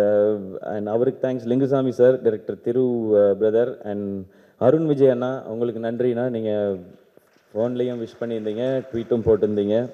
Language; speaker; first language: Tamil; native; Tamil